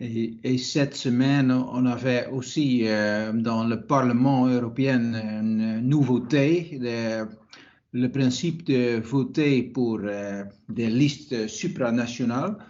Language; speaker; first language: French; non-native, fluent; Dutch